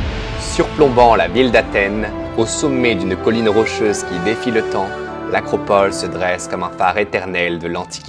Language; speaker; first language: French; native; French